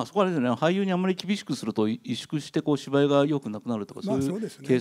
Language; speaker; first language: Japanese; native; Japanese